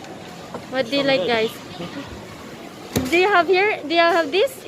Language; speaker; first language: English; non-native, local second language; Filipino